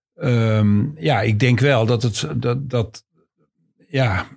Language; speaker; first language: Dutch; native; Dutch